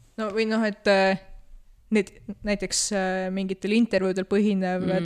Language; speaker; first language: Estonian; non-native, local second language; Russian